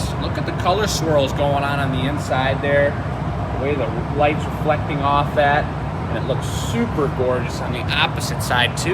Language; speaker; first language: English; native; English